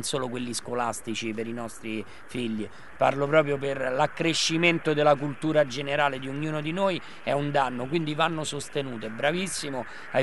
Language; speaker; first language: Italian; native; Italian